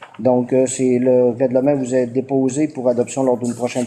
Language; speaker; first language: French; native; French